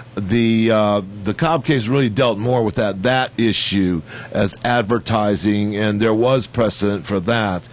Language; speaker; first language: English; native; English